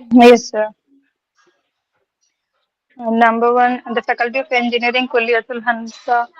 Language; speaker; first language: English; non-native, learner; Urdu